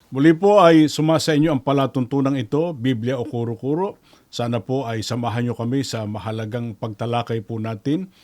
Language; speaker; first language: Filipino; native; Filipino